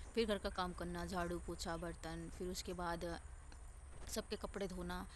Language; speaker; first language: Hindi; native; Hindi